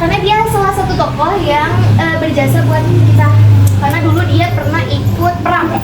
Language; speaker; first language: Indonesian; native; Indonesian